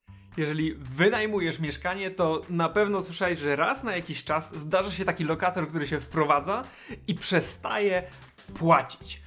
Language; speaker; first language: Polish; native; Polish